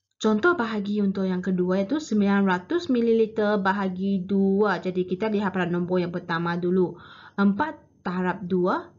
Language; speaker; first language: Malay; native; Malay